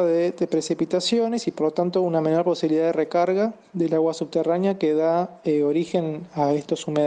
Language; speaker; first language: Spanish; native; Spanish